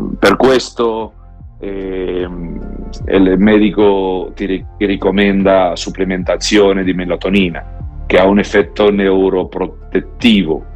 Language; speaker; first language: Italian; non-native, learner; Spanish